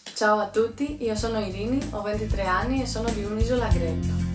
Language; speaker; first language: Italian; non-native, learner; Greek